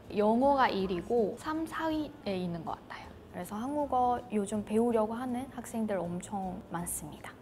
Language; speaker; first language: Korean; non-native, fluent; Burmese